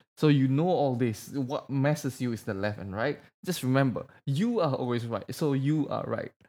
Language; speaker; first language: English; non-native, fluent; Indonesian